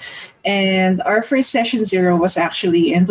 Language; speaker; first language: English; non-native, local second language; Filipino